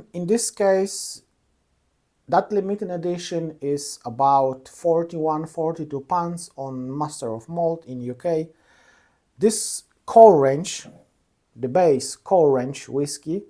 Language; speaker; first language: English; non-native, fluent; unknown